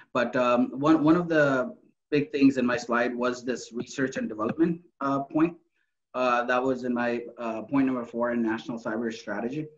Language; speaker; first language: English; non-native, local second language; Urdu